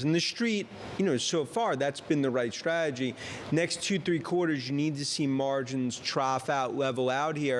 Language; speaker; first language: English; native; English